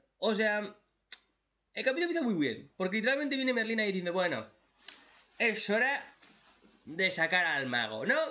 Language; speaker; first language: Spanish; native; Spanish